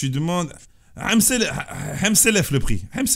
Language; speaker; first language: French; native; French